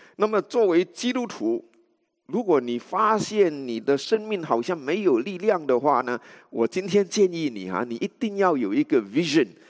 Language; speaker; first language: Chinese; native; Chinese